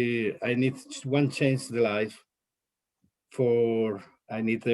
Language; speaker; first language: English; non-native, learner; Spanish